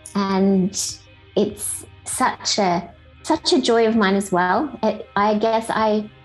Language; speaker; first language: English; native; English